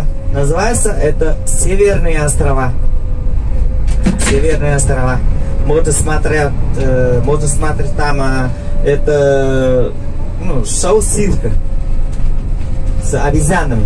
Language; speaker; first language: Russian; non-native, learner; Vietnamese